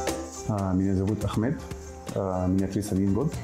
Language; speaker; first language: Russian; non-native, fluent; Arabic